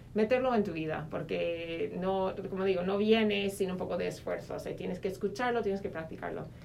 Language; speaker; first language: Spanish; non-native, fluent; English